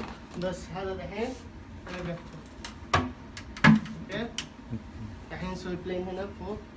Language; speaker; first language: Arabic; non-native, learner; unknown